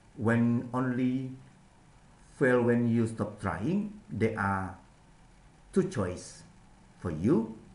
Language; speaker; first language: English; non-native, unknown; Indonesian